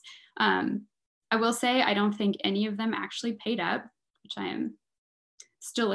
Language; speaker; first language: English; native; English